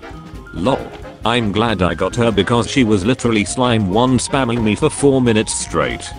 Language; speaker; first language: English; native; English